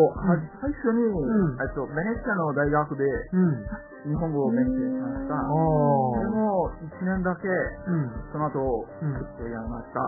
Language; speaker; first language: Japanese; non-native, learner; Italian